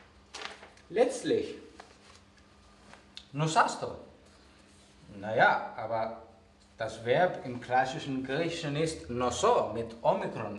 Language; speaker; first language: German; non-native, fluent; Greek